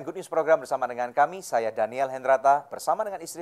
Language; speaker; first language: Indonesian; native; Indonesian